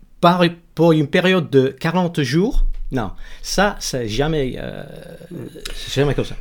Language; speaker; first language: French; non-native, learner; English